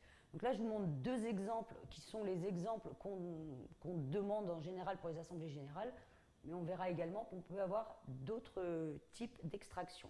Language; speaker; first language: French; native; French